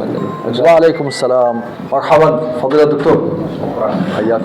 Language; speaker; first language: Arabic; native; Arabic